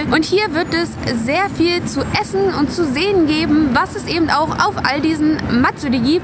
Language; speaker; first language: German; native; German